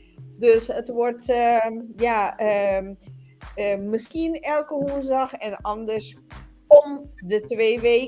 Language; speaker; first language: Dutch; non-native, local second language; Papiamento